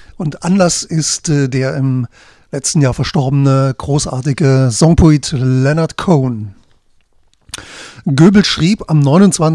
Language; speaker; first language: German; native; German